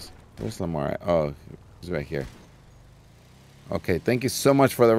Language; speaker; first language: English; native; English